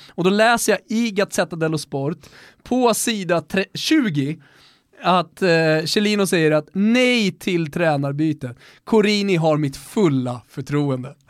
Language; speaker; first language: Swedish; native; Swedish